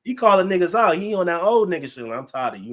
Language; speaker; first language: English; native; English